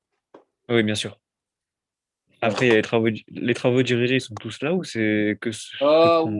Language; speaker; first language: French; native; French